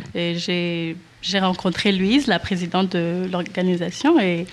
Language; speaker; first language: French; non-native, local second language; Kinyarwanda